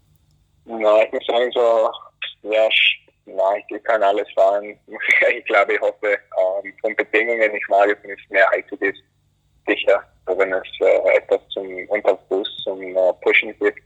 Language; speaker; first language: German; early bilingual, other home language; Greek